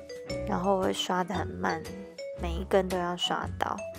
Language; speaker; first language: Chinese; native; Chinese